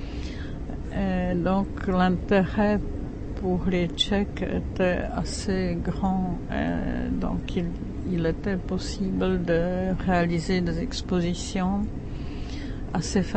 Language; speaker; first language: French; non-native, fluent; Czech